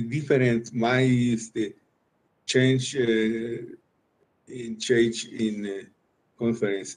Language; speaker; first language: English; non-native, learner; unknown